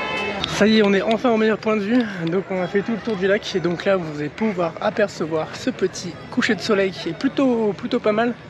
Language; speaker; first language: French; native; French